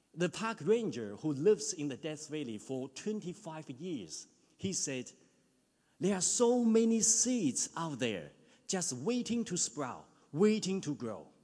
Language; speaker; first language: English; non-native, fluent; Chinese